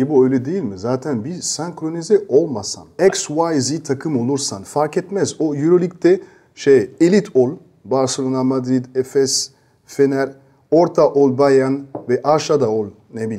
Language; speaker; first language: Turkish; non-native, fluent; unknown